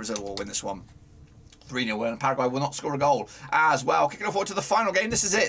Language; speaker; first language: English; native; English